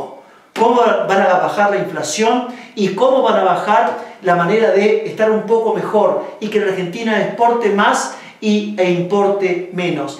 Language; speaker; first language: Spanish; native; Spanish